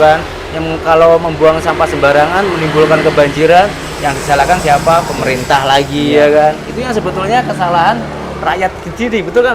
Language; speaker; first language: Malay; non-native, local second language; Javanese